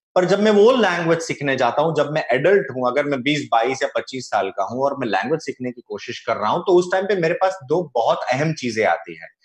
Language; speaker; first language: Hindi; non-native, local second language; Gujarati